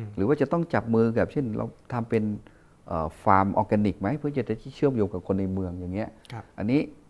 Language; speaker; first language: Thai; non-native, local second language; Karen languages